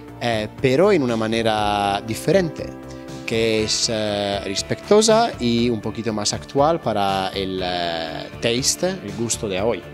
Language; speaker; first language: Spanish; non-native, fluent; Italian